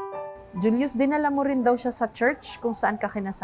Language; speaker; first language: Filipino; native; Filipino